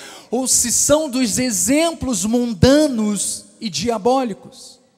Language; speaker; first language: Portuguese; native; Portuguese